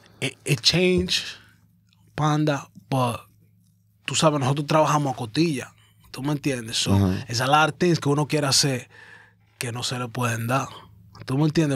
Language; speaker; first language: Spanish; early bilingual, heritage; Spanish